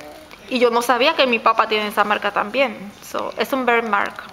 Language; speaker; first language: Spanish; native; Spanish